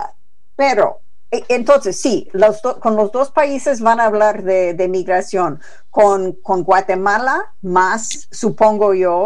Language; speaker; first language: Spanish; non-native, fluent; English